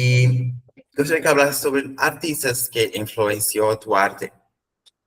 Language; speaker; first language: Spanish; non-native, learner; Portuguese